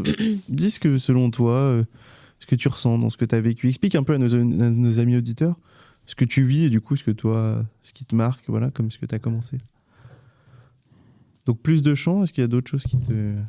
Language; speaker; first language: French; native; French